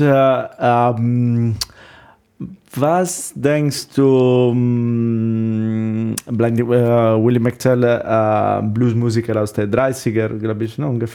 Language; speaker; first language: German; non-native, learner; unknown